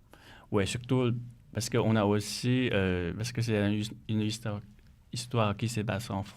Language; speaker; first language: French; non-native, learner; Chinese